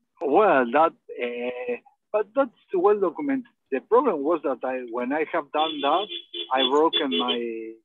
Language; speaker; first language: English; non-native, learner; Spanish